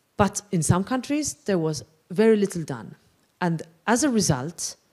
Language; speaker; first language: English; non-native, local second language; Maltese